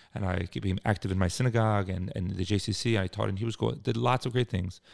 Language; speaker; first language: English; native; English